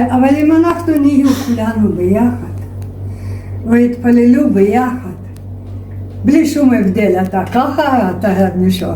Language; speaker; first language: Hebrew; non-native, fluent; Russian